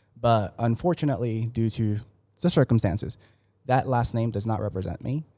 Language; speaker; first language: English; early bilingual, other home language; Spanish